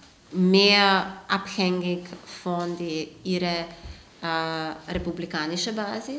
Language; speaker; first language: German; non-native, fluent; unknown